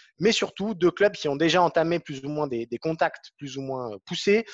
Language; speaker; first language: French; native; French